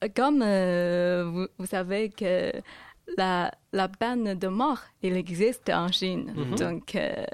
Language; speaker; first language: French; non-native, fluent; Chinese